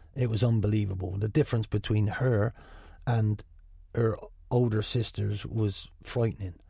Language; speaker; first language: English; native; English